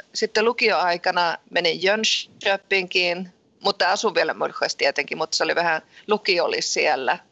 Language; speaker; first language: Finnish; early bilingual, heritage; Finnish